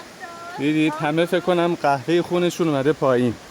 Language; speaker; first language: Persian; native; Persian